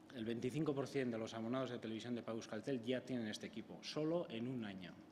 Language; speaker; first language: Spanish; native; Spanish